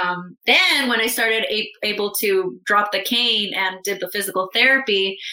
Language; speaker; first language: English; native; English